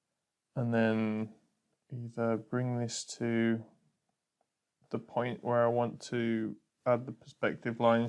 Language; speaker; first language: English; native; English